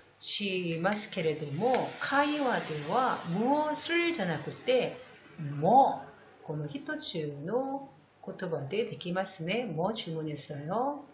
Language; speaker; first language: Japanese; non-native, fluent; Korean